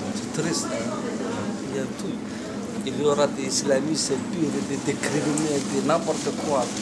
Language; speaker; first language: French; non-native, fluent; Somali